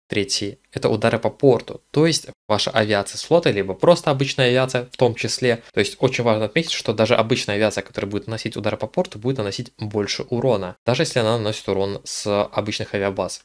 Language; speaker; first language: Russian; native; Russian